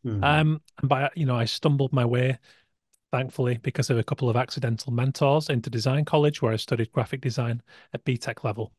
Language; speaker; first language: English; native; English